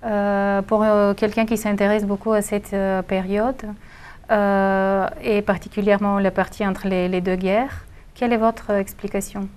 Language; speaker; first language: French; non-native, fluent; Bulgarian